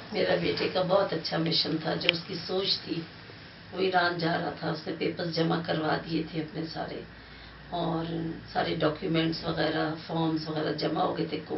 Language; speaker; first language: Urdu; non-native, local second language; Hazaragi